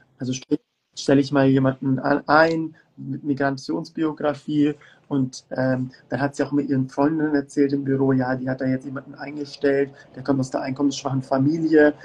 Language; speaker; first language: German; early bilingual, other home language; Turkish